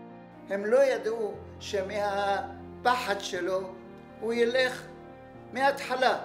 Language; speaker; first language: Hebrew; non-native, fluent; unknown